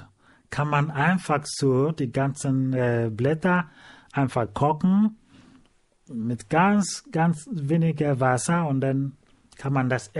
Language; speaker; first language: German; non-native, learner; Igbo